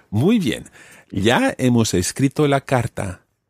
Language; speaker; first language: Spanish; non-native, fluent; English